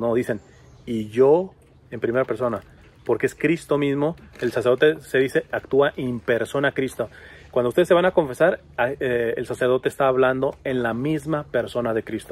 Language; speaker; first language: Spanish; native; Spanish